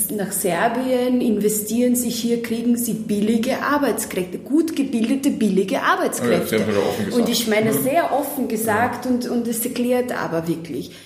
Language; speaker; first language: German; non-native, fluent; Serbian